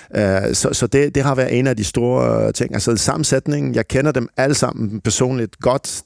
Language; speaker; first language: Danish; non-native, fluent; French